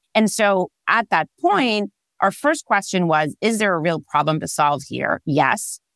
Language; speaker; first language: English; non-native, fluent; Hebrew